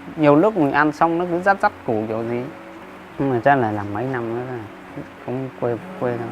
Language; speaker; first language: Vietnamese; non-native, local second language; Hmong